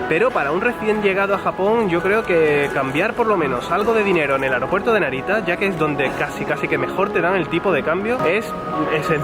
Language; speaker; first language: Spanish; native; Spanish